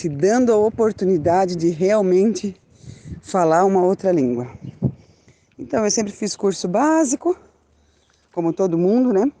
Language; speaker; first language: Portuguese; native; Portuguese